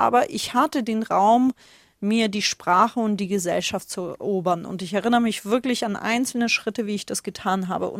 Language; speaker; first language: German; early bilingual, other home language; Russian